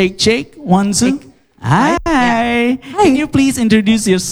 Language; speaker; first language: English; non-native, fluent; Indonesian